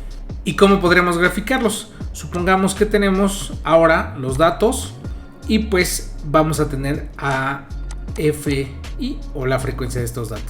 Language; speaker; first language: Spanish; native; Spanish